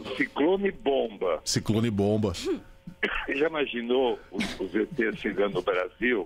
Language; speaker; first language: Portuguese; native; Portuguese